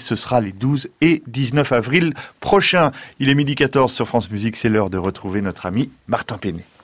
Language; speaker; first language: French; native; French